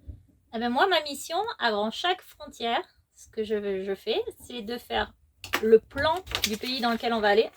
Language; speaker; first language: French; native; French